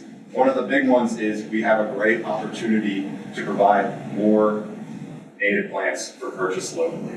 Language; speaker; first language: English; native; English